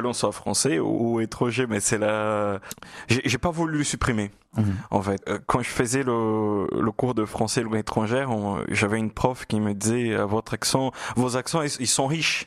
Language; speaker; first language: French; non-native, fluent; Portuguese